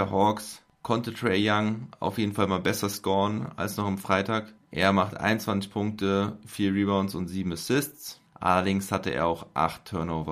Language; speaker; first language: German; native; German